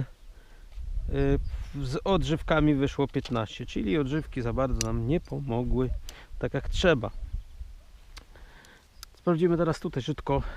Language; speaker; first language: Polish; native; Polish